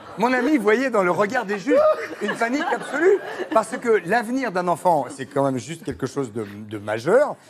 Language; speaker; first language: French; native; French